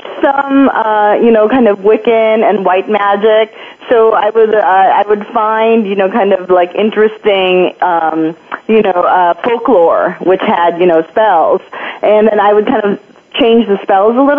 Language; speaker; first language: English; non-native, local second language; Filipino